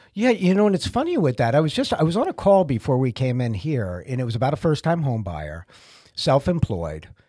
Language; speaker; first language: English; native; English